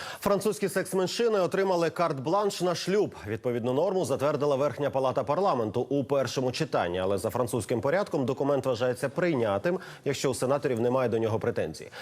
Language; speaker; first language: Ukrainian; native; Ukrainian